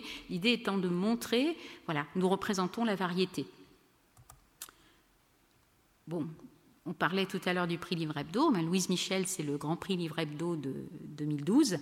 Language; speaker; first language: French; native; French